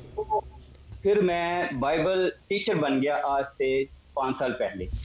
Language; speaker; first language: Urdu; non-native, local second language; Punjabi